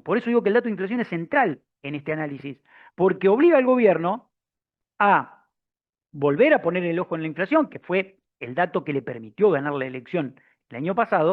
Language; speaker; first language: Spanish; native; Spanish